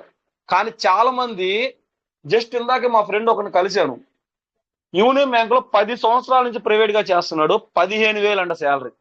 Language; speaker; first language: Telugu; native; Telugu